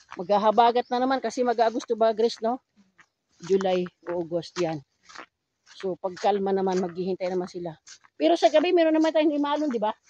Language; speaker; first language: Filipino; non-native, local second language; Cebuano